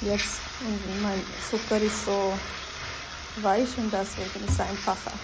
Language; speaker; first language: German; non-native, learner; Hindi